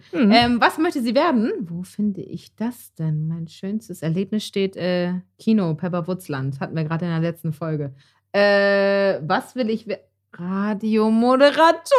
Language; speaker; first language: German; native; German